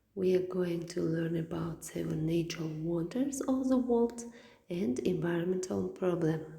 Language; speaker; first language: English; non-native, fluent; Kazakh